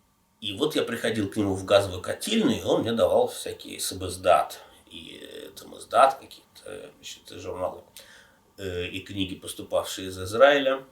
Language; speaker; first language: Russian; native; Russian